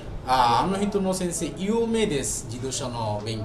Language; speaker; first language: Japanese; non-native, learner; Bangla